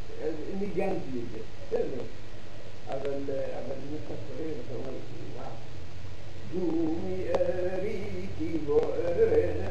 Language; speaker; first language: Hebrew; early bilingual, other home language; Arabic